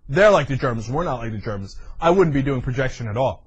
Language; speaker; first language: English; native; English